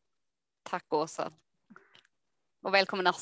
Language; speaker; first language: Swedish; native; Swedish